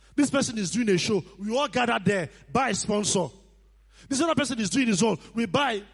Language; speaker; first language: English; non-native, local second language; Nigerian Pidgin